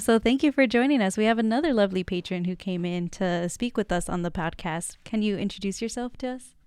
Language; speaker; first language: English; early bilingual, other home language; Spanish